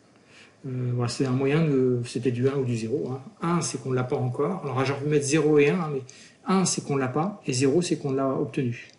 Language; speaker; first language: French; native; French